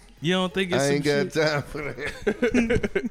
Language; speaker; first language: English; native; English